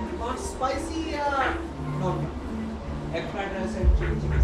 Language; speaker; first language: English; non-native, learner; Korean